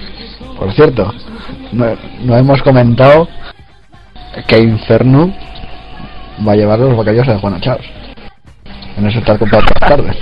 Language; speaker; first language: Spanish; native; Spanish